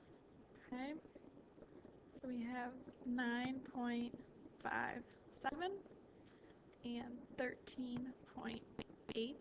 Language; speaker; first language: English; native; English